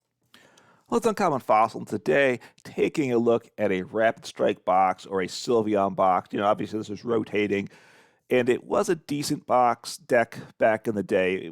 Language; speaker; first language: English; native; English